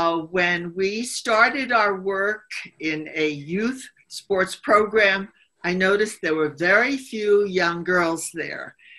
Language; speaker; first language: English; native; English